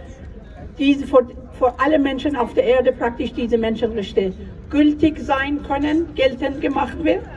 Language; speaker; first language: German; non-native, fluent; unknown